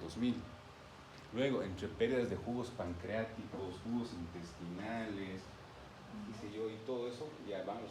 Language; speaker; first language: Spanish; native; Spanish